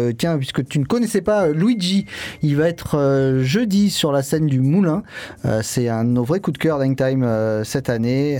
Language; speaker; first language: French; native; French